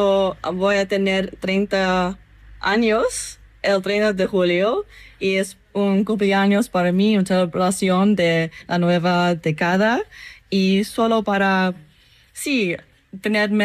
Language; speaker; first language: Spanish; non-native, learner; English